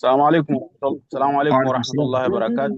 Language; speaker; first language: Arabic; non-native, learner; Swahili